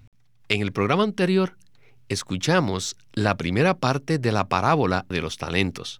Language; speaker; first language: Spanish; native; Spanish